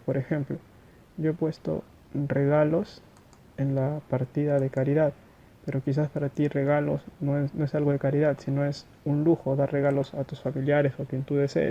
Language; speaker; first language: Spanish; native; Spanish